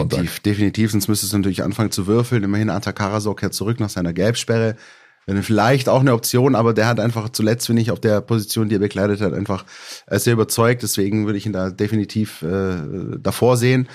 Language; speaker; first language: German; native; German